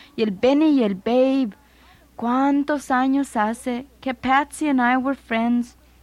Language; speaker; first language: Spanish; early bilingual, heritage; Spanish